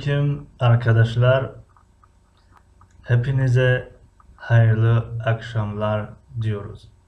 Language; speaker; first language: Turkish; non-native, fluent; Tajik